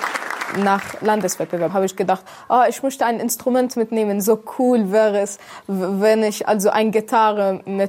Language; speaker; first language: German; non-native, fluent; Arabic